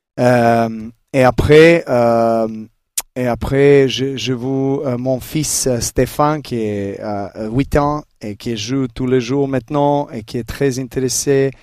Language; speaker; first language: French; non-native, learner; Serbian